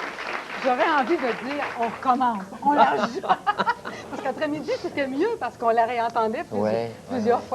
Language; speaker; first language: French; native; French